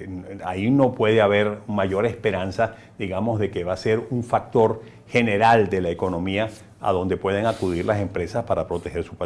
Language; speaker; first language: Spanish; native; Spanish